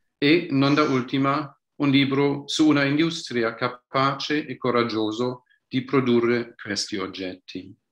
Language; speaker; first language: Italian; non-native, fluent; German